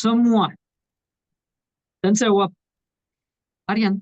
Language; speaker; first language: Indonesian; non-native, learner; Portuguese